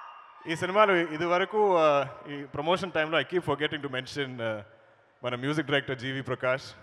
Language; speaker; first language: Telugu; non-native, learner; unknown